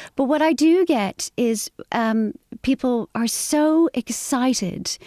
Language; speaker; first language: English; native; English